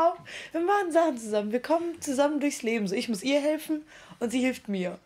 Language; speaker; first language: German; native; German